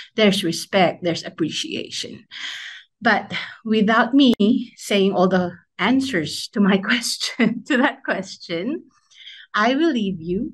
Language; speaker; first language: English; non-native, local second language; Filipino